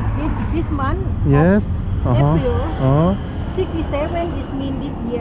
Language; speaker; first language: English; non-native, learner; Thai